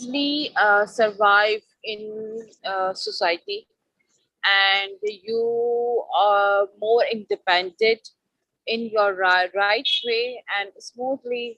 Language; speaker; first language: English; non-native, learner; Urdu